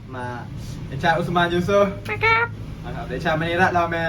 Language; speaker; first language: Thai; native; Thai